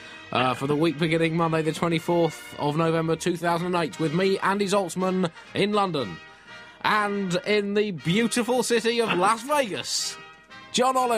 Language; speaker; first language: English; native; English